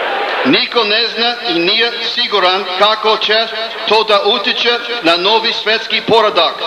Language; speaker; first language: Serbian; non-native, learner; English